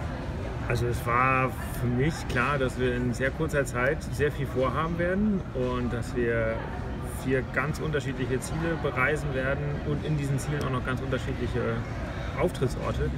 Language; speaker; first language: German; native; German